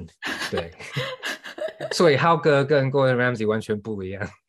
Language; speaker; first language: Chinese; non-native, fluent; English